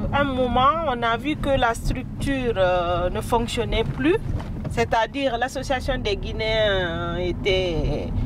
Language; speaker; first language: French; non-native, local second language; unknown